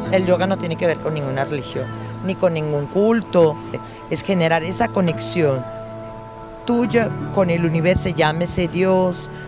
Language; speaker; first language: Spanish; non-native, fluent; Dutch